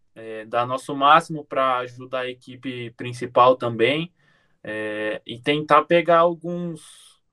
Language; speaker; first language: Portuguese; native; Portuguese